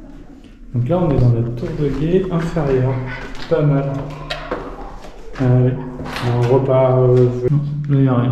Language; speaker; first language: French; native; French